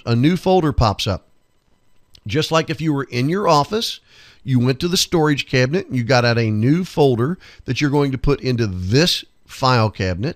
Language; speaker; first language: English; native; English